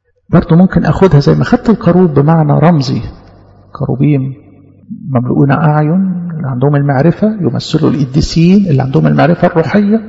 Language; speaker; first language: Arabic; native; Arabic